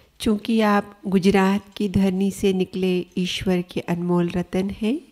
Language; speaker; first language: Hindi; native; Hindi